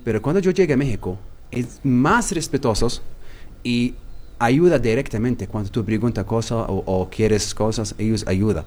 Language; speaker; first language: Spanish; non-native, learner; Arabic